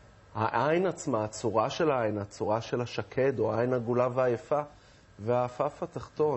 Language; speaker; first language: Hebrew; native; Hebrew